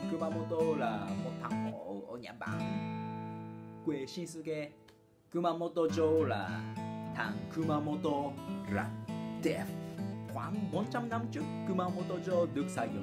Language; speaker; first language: Vietnamese; non-native, learner; Japanese